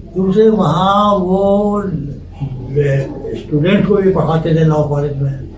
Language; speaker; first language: Urdu; native; Urdu